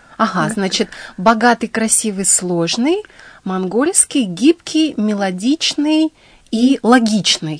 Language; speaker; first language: Russian; native; Russian